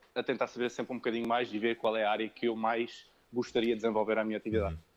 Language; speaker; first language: Portuguese; early bilingual, other home language; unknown